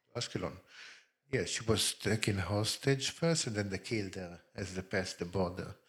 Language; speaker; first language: English; non-native, fluent; Hebrew